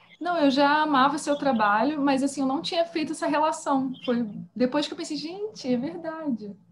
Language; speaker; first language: Portuguese; native; Portuguese